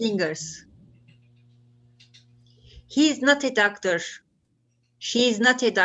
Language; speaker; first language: English; non-native, learner; Turkish